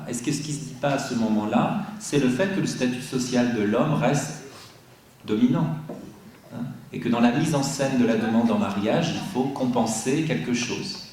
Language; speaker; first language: French; native; French